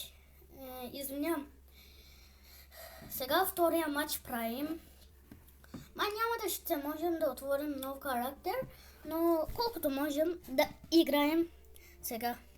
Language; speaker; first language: Bulgarian; non-native, local second language; Turkish